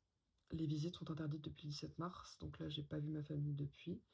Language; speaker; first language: French; native; French